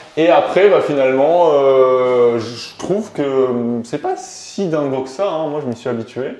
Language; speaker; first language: French; early bilingual, other home language; Romanian